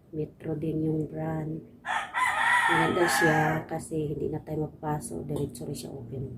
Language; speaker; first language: Filipino; non-native, local second language; Cebuano